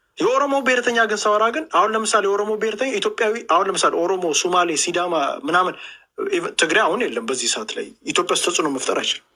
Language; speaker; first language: Amharic; native; Amharic